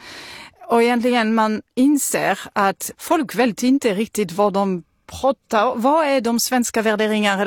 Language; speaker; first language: Swedish; non-native, fluent; French